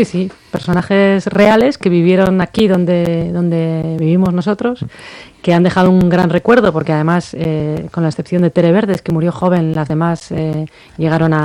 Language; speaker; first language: Spanish; native; Spanish